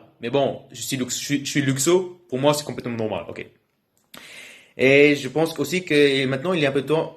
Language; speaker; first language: French; non-native, local second language; Luxembourgish